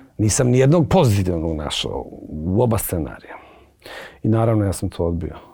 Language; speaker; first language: Bosnian; native; Bosnian